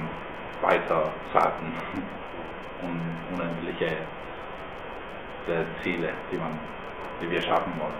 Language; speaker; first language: German; non-native, fluent; Spanish